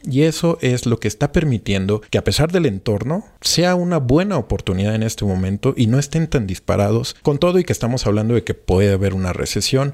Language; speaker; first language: Spanish; native; Spanish